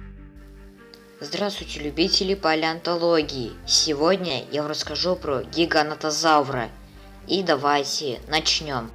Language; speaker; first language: Russian; native; Russian